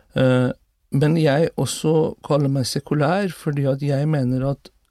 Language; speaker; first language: Norwegian; non-native, fluent; Persian